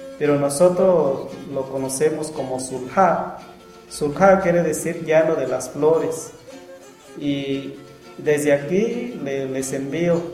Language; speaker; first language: Spanish; non-native, local second language; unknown